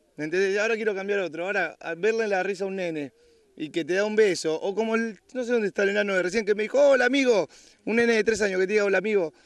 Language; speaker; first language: Spanish; native; Spanish